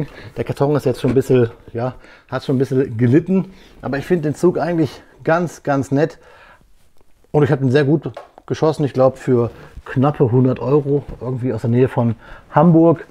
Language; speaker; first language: German; native; German